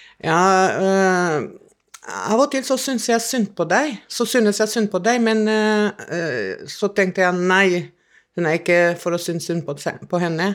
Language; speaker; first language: Norwegian; non-native, fluent; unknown